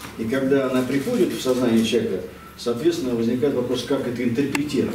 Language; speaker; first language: Russian; native; Russian